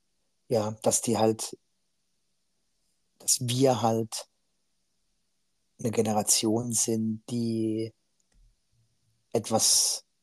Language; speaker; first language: German; native; German